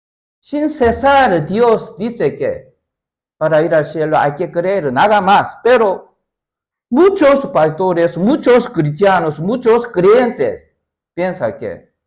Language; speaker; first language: Spanish; non-native, learner; Korean